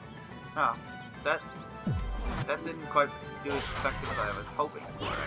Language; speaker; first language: English; native; English